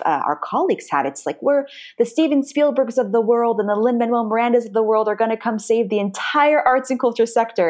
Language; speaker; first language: English; native; English